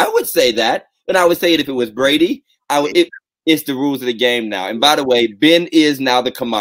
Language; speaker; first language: English; native; English